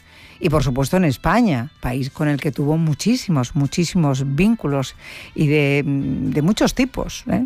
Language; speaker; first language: Spanish; native; Spanish